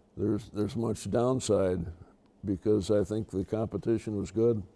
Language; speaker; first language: English; native; English